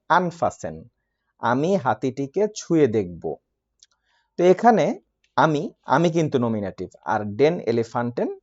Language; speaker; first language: Bangla; native; Bangla